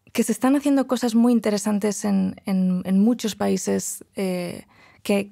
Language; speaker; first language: Spanish; non-native, local second language; Galician